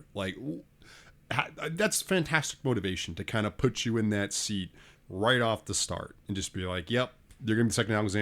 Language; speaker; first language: English; native; English